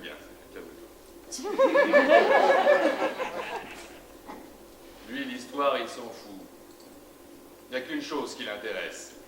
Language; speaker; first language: French; native; French